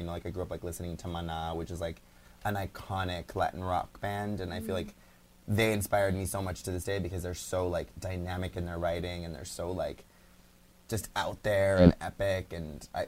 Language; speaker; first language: English; early bilingual, other home language; Spanish